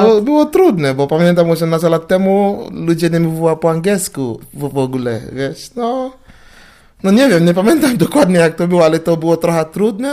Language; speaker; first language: Polish; non-native, learner; English